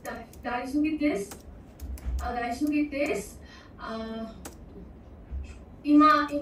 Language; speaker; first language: Japanese; non-native, learner; Bangla